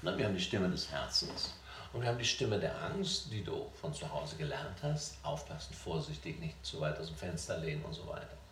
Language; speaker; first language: German; native; German